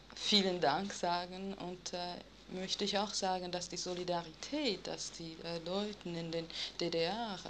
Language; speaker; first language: German; non-native, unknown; English